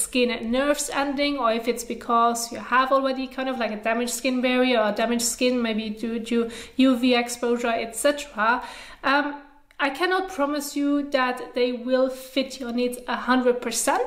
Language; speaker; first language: English; non-native, fluent; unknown